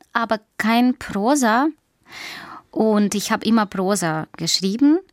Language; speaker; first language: German; non-native, fluent; Russian